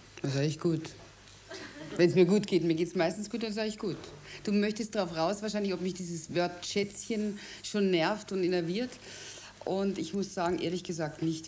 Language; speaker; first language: German; native; German